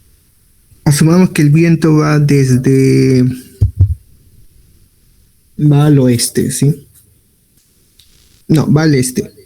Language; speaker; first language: Spanish; native; Spanish